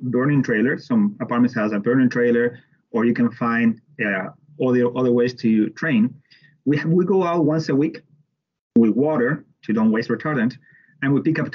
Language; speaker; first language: English; non-native, fluent; Spanish